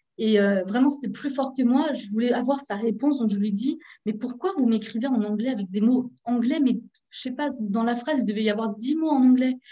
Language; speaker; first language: French; early bilingual, other home language; Turkish